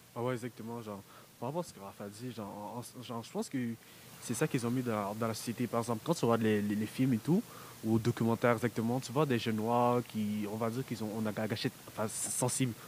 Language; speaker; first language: French; early bilingual, other home language; Haitian Creole